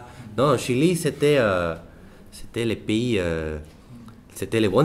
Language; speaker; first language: French; non-native, fluent; Spanish